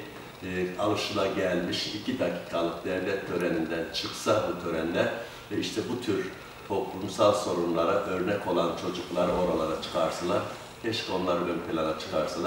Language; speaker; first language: Turkish; native; Turkish